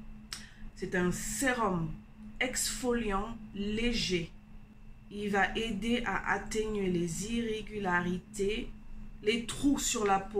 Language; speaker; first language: French; native; French